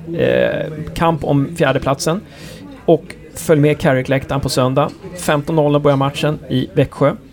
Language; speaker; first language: Swedish; native; Swedish